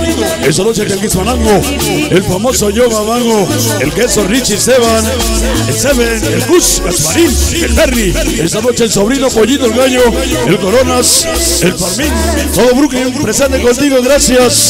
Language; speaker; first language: Spanish; native; Spanish